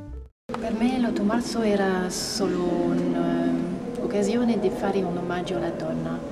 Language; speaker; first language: Italian; non-native, fluent; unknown